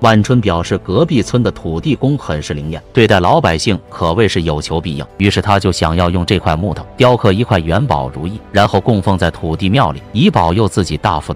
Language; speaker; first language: Chinese; native; Chinese